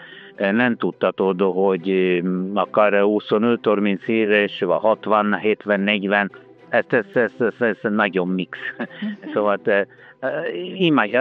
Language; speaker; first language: Hungarian; non-native, fluent; Italian